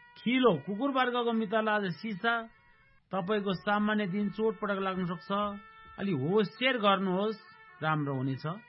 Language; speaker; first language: Nepali; non-native, local second language; Eastern Tamang